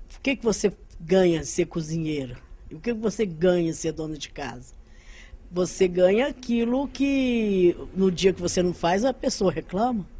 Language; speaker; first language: Portuguese; early bilingual, other home language; Arabic